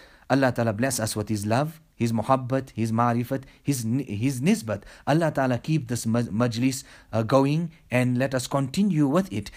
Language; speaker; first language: English; native; English